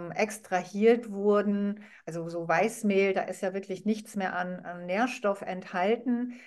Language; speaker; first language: German; non-native, fluent; Arabic